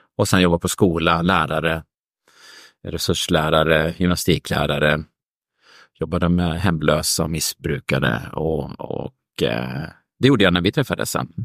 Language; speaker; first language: Swedish; early bilingual, heritage; Swedish